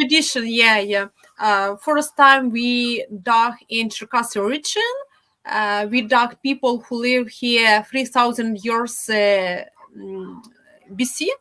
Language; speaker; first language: English; non-native, fluent; Ukrainian